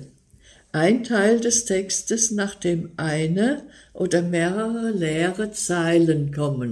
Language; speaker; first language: German; native; German